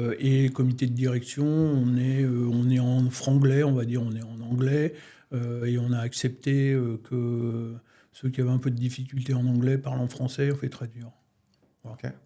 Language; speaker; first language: French; native; French